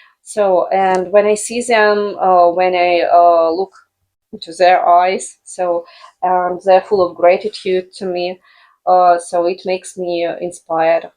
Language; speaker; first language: English; non-native, fluent; Russian